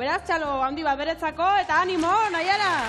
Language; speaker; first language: Basque; native; Basque